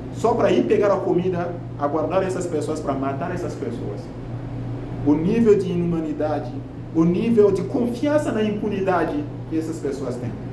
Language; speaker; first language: Portuguese; non-native, fluent; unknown